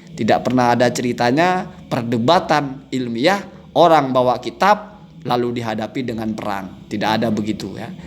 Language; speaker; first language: Indonesian; non-native, local second language; Madurese